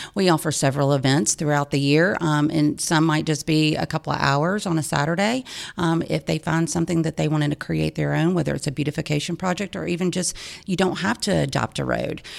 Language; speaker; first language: English; native; English